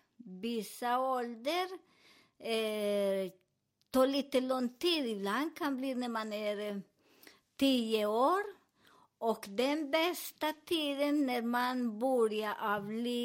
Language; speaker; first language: Swedish; non-native, learner; Spanish